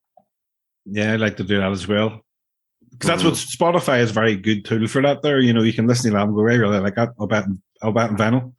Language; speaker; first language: English; native; English